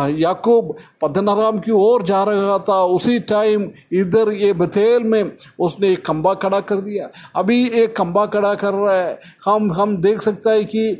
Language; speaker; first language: Hindi; non-native, local second language; Malayalam